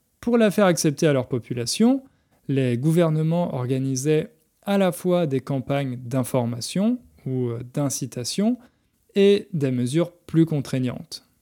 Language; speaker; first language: French; native; French